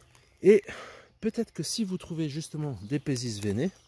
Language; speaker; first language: French; native; French